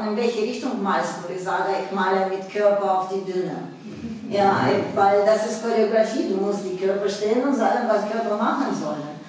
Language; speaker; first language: German; non-native, fluent; Russian